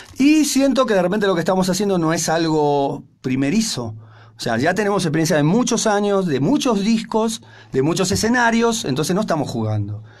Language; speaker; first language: Spanish; native; Spanish